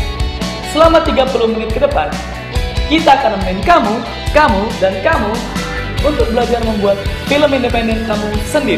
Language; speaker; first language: Indonesian; native; Indonesian